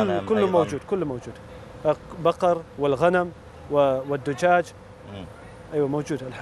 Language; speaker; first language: Arabic; non-native, learner; Urdu